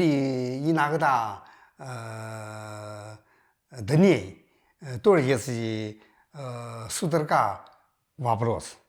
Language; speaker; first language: Russian; non-native, learner; Chinese